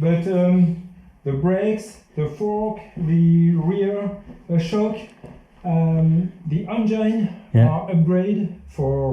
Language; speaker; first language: English; non-native, learner; French